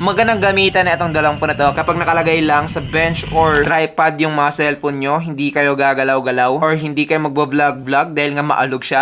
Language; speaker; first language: Filipino; native; Filipino